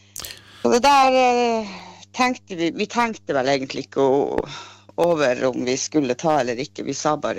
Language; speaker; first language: Norwegian; native; Norwegian